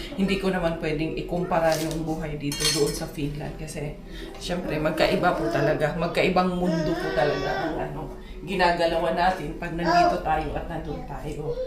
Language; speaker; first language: Filipino; non-native, local second language; Cebuano